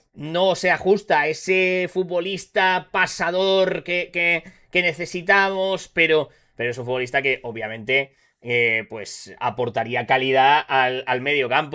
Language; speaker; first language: Spanish; native; Spanish